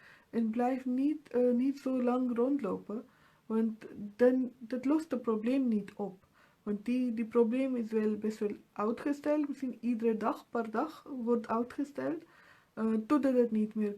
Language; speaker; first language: Dutch; non-native, fluent; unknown